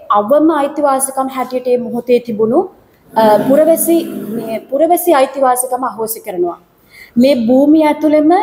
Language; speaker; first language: Sinhala; native; Sinhala